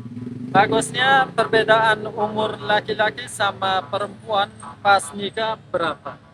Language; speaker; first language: Indonesian; non-native, fluent; Persian